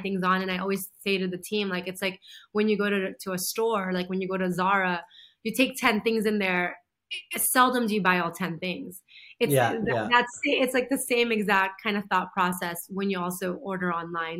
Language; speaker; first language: English; native; English